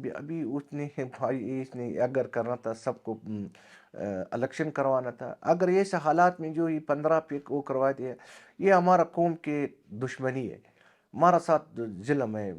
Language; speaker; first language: Urdu; non-native, local second language; Pashto